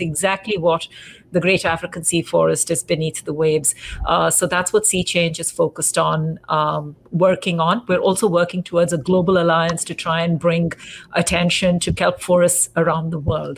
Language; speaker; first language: English; native; English